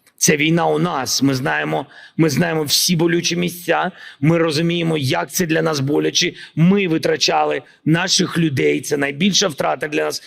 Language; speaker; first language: Ukrainian; non-native, local second language; Russian